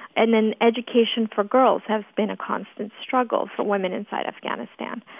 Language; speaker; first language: English; early bilingual, other home language; Persian